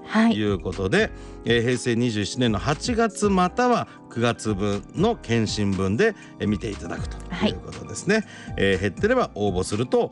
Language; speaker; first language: Japanese; native; Japanese